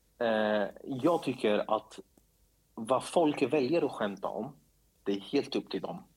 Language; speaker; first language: Swedish; early bilingual, other home language; Kurdish